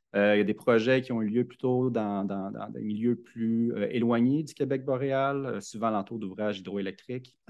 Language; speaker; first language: French; native; French